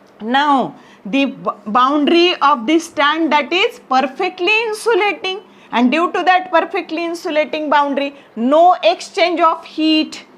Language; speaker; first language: English; non-native, local second language; Marathi